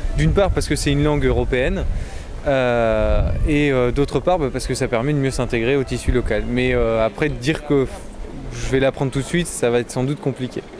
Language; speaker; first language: French; native; French